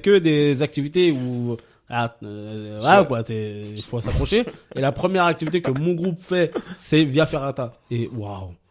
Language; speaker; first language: French; native; French